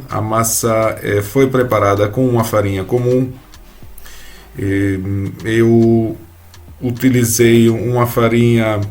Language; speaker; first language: Portuguese; non-native, fluent; Italian